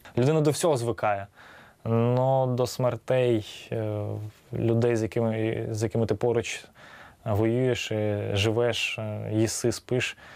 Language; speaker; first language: Ukrainian; native; Ukrainian